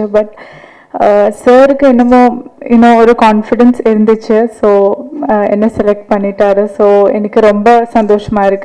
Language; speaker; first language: Tamil; non-native, learner; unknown